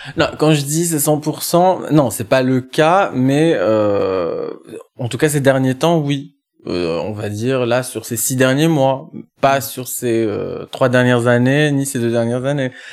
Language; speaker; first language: French; non-native, local second language; Arabic